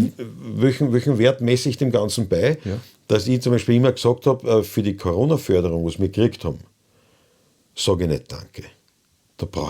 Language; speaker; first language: German; native; German